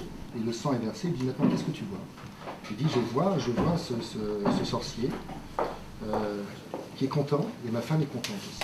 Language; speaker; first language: French; native; French